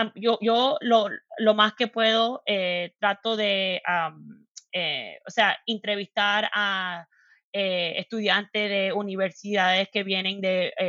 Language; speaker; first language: Spanish; early bilingual, heritage; Spanish